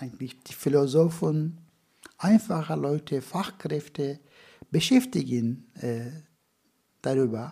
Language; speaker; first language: German; non-native, fluent; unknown